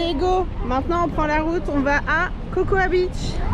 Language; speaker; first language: French; native; French